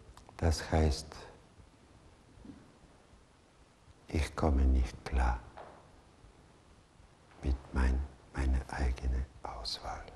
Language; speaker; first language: German; non-native, fluent; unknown